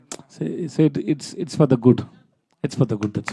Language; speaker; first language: Telugu; non-native, learner; Tamil